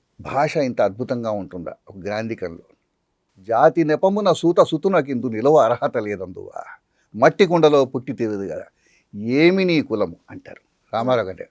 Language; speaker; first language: Telugu; non-native, local second language; Tamil